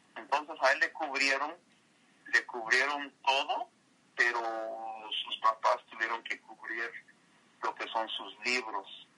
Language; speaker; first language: Spanish; early bilingual, heritage; Spanish